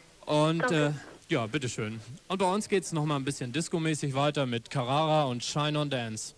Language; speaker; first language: German; native; German